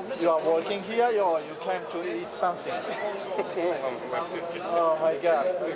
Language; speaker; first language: English; non-native, learner; Persian